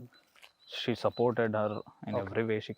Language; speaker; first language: Telugu; non-native, learner; Kannada